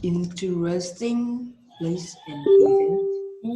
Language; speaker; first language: English; non-native, learner; Vietnamese